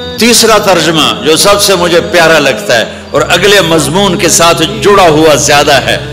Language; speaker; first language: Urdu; non-native, local second language; Punjabi